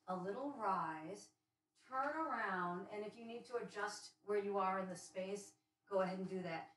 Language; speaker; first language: English; native; English